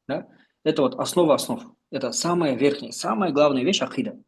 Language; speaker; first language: Russian; non-native, local second language; Kazakh